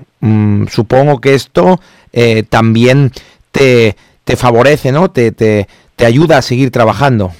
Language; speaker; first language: Spanish; native; Spanish